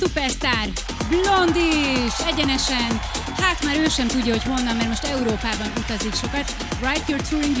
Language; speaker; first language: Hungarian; native; Hungarian